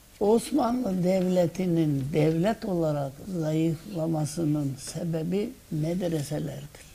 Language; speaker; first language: Turkish; native; Turkish